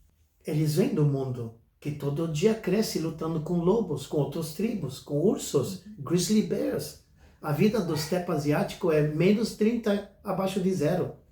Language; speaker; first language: Portuguese; non-native, fluent; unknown